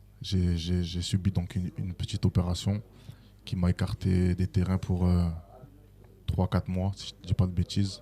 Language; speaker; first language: French; native; French